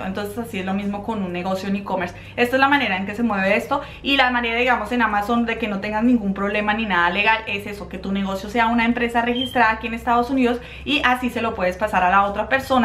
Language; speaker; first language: Spanish; native; Spanish